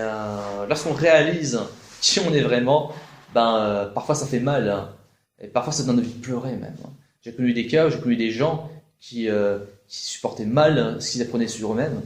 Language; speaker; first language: French; native; French